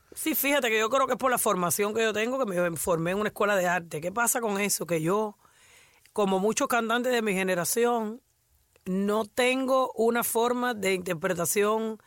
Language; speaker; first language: Spanish; native; Spanish